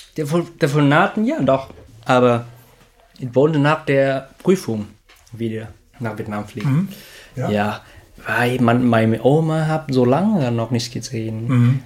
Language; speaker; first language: German; non-native, learner; Vietnamese